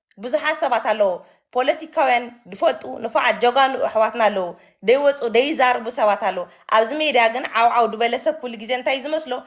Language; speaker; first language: Tigrinya; native; Tigrinya